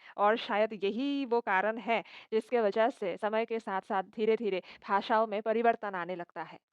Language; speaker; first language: Hindi; non-native, local second language; Assamese